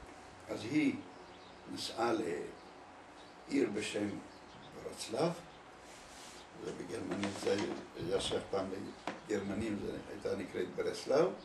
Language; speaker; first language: Hebrew; early bilingual, other home language; Polish